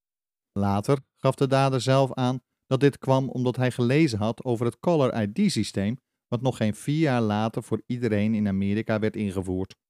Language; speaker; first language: Dutch; native; Dutch